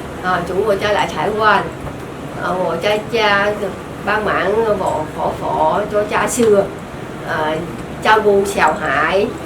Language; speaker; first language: Chinese; non-native, learner; Vietnamese